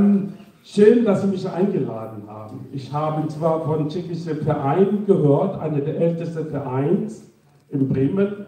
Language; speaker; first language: German; non-native, fluent; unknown